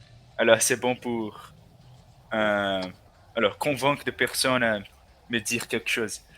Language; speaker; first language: French; non-native, learner; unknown